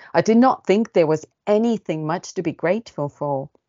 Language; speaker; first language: English; early bilingual, other home language; Estonian